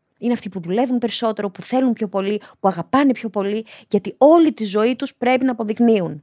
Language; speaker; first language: Greek; early bilingual, other home language; Albanian